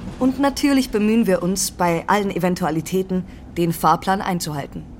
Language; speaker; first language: German; native; German